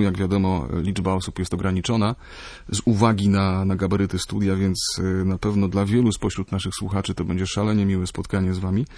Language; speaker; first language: Polish; native; Polish